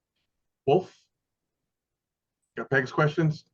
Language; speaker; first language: English; native; English